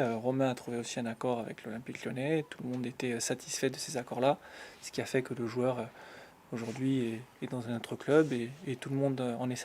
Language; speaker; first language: French; native; French